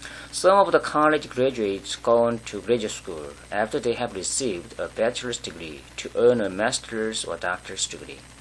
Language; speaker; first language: English; non-native, fluent; Korean